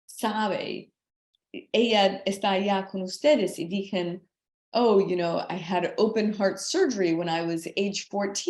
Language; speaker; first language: Spanish; non-native, learner; English